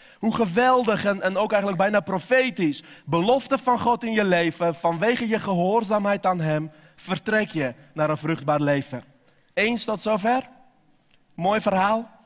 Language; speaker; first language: Dutch; non-native, fluent; Armenian